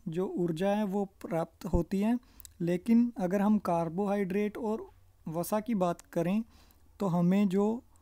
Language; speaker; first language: Hindi; non-native, local second language; Punjabi